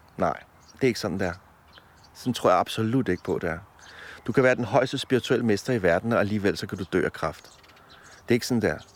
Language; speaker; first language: Danish; early bilingual, other home language; Polish